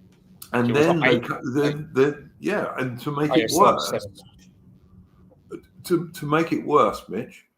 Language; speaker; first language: English; native; English